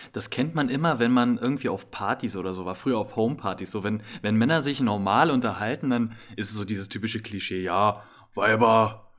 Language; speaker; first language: German; native; German